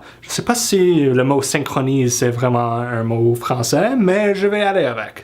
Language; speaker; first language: French; non-native, fluent; English